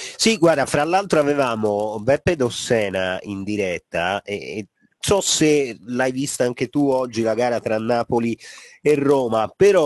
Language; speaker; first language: Italian; native; Italian